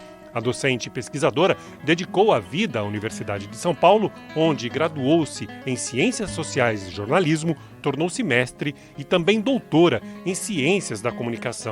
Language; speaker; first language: Portuguese; native; Portuguese